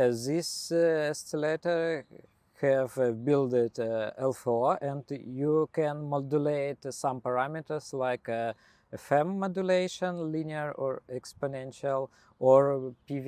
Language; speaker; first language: English; non-native, learner; Belarusian